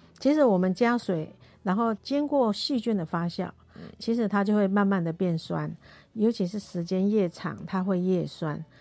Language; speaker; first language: Chinese; non-native, local second language; Hakka Chinese